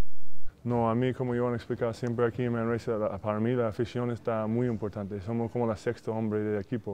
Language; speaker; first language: Spanish; non-native, fluent; English